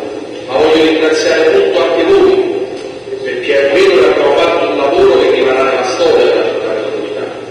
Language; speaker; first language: Italian; native; Italian